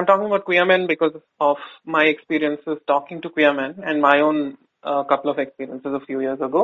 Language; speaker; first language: English; non-native, local second language; Kannada